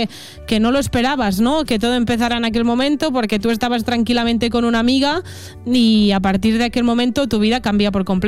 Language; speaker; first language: Spanish; non-native, local second language; Catalan